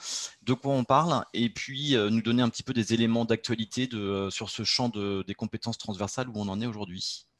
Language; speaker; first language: French; native; French